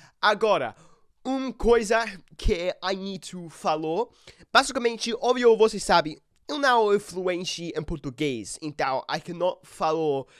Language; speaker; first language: Portuguese; non-native, learner; English